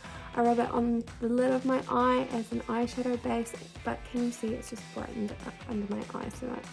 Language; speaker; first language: English; native; English